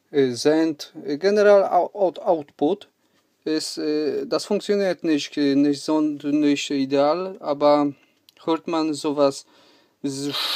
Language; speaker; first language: German; non-native, learner; Polish